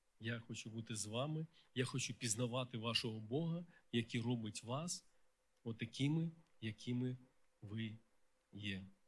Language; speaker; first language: Ukrainian; non-native, local second language; Russian